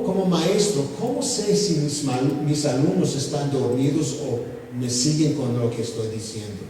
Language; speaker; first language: Spanish; non-native, fluent; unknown